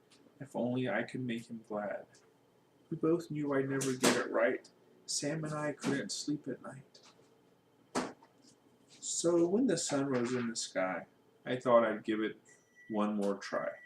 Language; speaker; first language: English; native; English